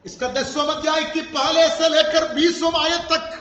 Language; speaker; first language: Hindi; non-native, local second language; Malayalam